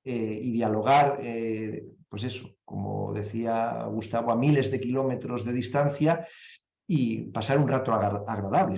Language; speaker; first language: Spanish; native; Spanish